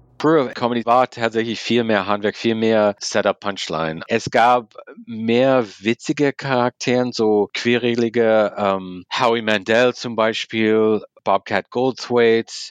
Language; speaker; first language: German; non-native, fluent; English